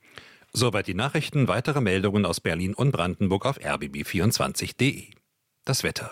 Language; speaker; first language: German; native; German